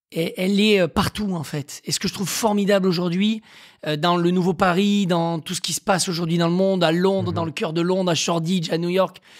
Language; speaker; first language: French; native; French